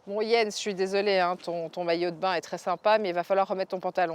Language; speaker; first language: French; native; French